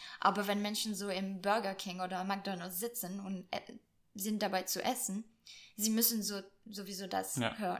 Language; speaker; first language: German; non-native, fluent; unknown